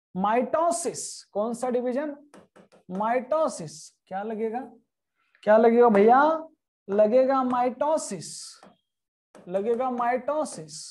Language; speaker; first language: Hindi; non-native, local second language; Marathi